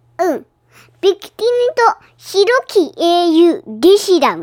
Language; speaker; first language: Japanese; early bilingual, heritage; Japanese